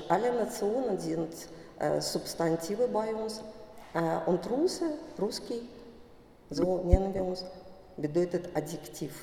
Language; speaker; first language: German; non-native, fluent; Russian